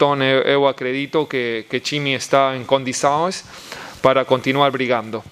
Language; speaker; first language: Portuguese; non-native, learner; Spanish